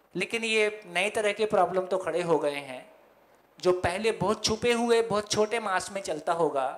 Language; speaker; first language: Hindi; native; Hindi